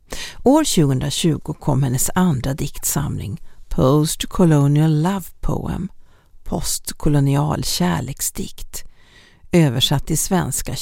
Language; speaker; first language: Swedish; native; Swedish